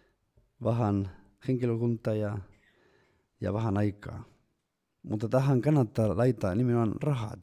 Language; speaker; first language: Finnish; non-native, fluent; Spanish